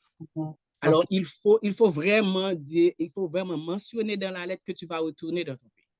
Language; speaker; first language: French; non-native, local second language; Haitian Creole